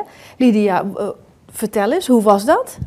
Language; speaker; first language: Dutch; native; Dutch